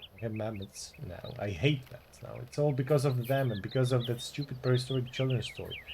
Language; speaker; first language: English; non-native, fluent; Slovak